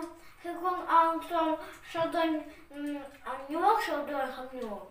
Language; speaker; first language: Vietnamese; early bilingual, heritage; Russian